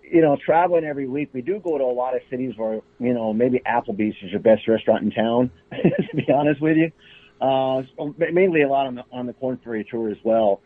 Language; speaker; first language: English; native; English